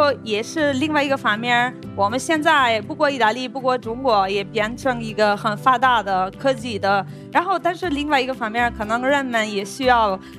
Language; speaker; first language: Chinese; non-native, fluent; Italian